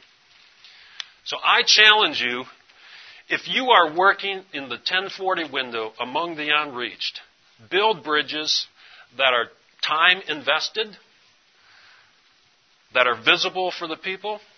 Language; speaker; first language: English; native; English